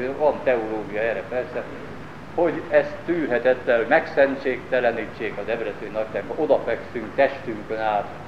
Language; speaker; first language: Hungarian; native; Hungarian